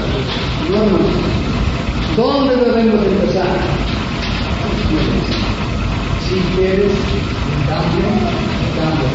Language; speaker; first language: Spanish; non-native, fluent; English